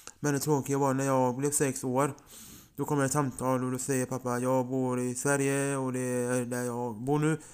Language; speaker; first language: Swedish; early bilingual, other home language; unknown